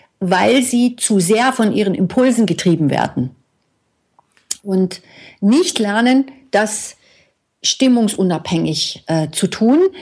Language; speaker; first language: German; native; German